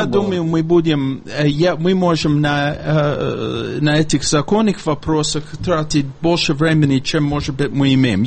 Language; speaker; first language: Russian; non-native, fluent; English